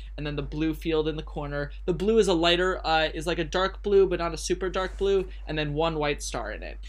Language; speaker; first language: English; native; English